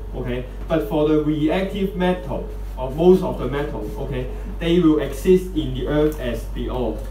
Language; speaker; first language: English; non-native, local second language; Cantonese